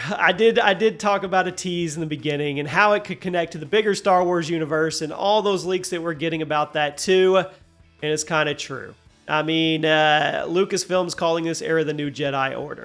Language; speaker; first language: English; native; English